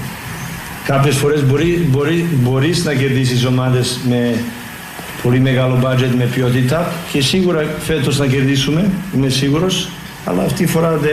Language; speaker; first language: Greek; non-native, learner; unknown